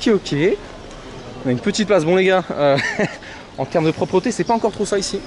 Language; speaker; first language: French; native; French